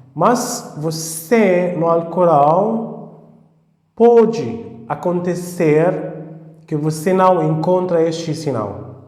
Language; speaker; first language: Portuguese; non-native, fluent; Arabic